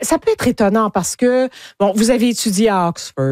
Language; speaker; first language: French; native; French